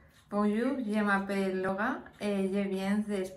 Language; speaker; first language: French; non-native, learner; Spanish